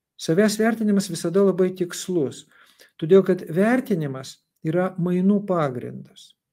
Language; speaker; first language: Lithuanian; non-native, local second language; Russian